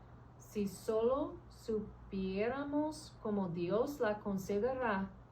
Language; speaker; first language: Spanish; early bilingual, heritage; English